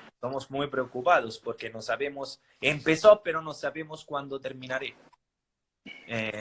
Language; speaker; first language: Spanish; non-native, fluent; Italian